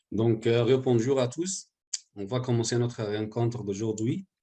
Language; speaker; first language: French; non-native, fluent; Arabic